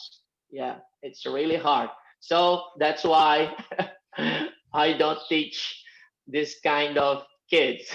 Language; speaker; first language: English; non-native, fluent; Portuguese